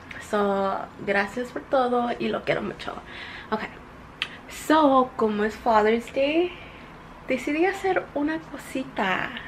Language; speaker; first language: Spanish; early bilingual, heritage; Spanish